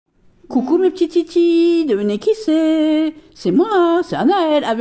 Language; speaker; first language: French; native; French